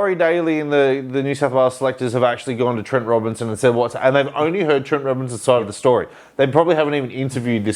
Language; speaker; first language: English; native; English